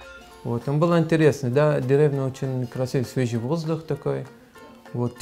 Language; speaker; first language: Russian; non-native, learner; Arabic